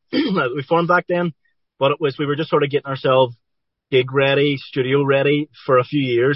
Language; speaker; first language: English; native; English